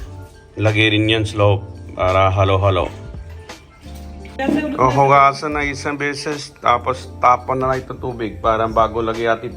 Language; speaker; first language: Filipino; non-native, learner; Punjabi